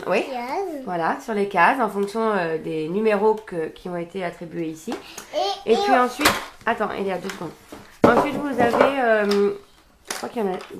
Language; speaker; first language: French; native; French